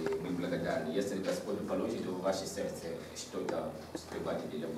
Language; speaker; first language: Russian; non-native, learner; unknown